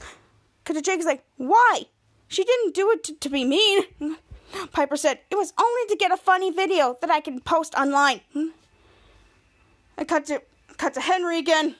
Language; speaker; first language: English; native; English